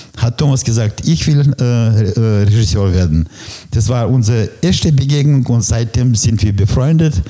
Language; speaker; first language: German; non-native, fluent; Russian